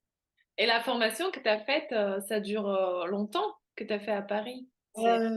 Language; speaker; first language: French; non-native, fluent; Slovak